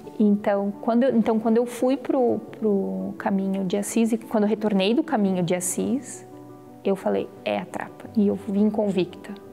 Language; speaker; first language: Portuguese; native; Portuguese